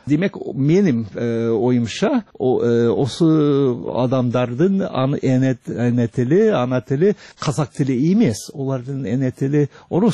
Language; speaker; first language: Kazakh; non-native, fluent; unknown